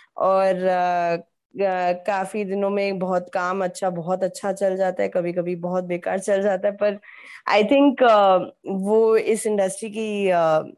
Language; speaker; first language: Hindi; native; Hindi